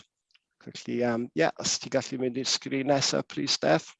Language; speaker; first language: Welsh; non-native, local second language; English